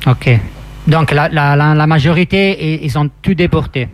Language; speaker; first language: French; non-native, fluent; Italian